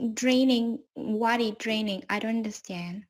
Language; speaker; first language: English; non-native, learner; Vietnamese